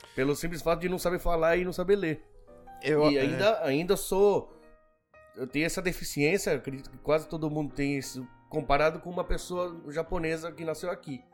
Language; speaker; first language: Portuguese; early bilingual, other home language; Spanish